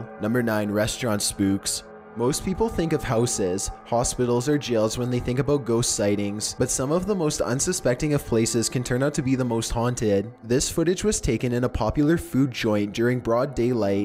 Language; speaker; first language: English; native; English